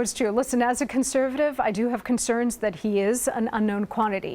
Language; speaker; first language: English; native; English